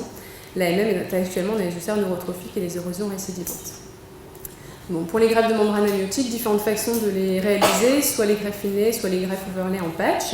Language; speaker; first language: French; native; French